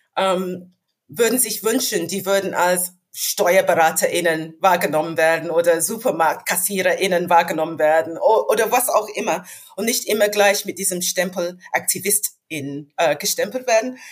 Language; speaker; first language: German; non-native, fluent; English